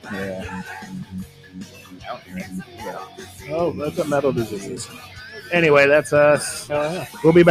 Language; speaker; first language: English; native; English